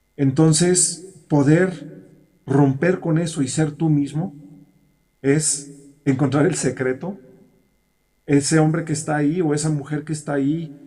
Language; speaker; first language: Spanish; native; Spanish